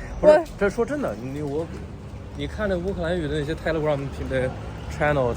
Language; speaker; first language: Chinese; native; Chinese